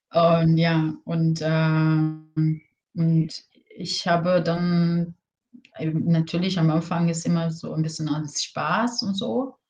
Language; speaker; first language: German; non-native, fluent; Portuguese